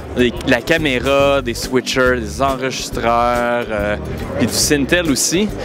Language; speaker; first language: French; native; French